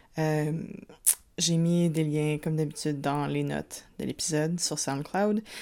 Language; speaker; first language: French; native; French